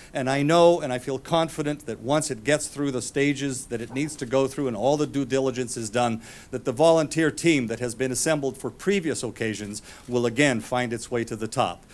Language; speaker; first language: English; native; English